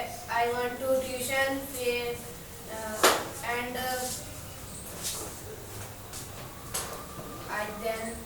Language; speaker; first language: English; non-native, local second language; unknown